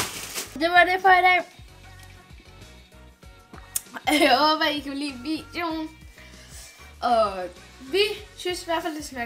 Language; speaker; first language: Danish; early bilingual, other home language; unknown